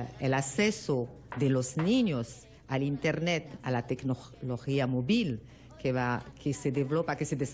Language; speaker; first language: Spanish; non-native, learner; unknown